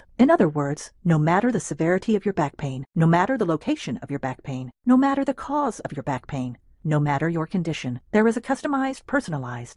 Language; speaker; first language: English; native; English